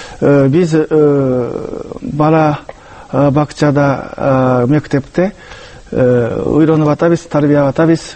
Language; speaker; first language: Kyrgyz; non-native, fluent; Japanese